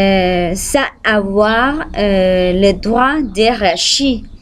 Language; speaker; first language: French; non-native, learner; Spanish